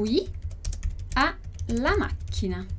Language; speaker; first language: Italian; non-native, fluent; Portuguese